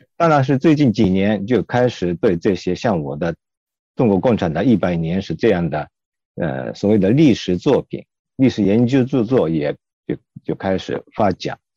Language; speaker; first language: Chinese; non-native, fluent; Japanese